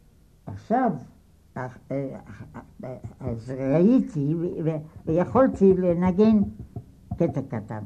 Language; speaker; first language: Hebrew; non-native, fluent; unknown